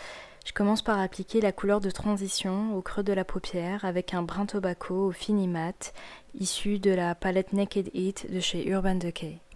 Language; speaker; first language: French; native; French